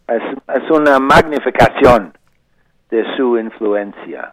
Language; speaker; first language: Spanish; non-native, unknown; English